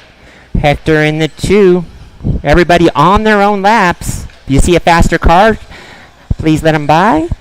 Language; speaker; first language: English; native; English